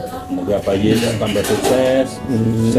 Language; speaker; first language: Indonesian; native; Indonesian